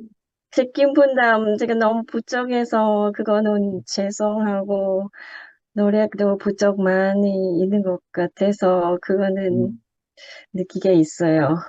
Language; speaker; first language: Korean; non-native, learner; Japanese